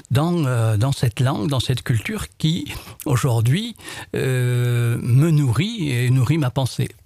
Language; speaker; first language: French; non-native, local second language; Arabic